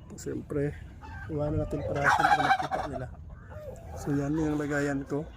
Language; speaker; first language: Filipino; non-native, local second language; Cebuano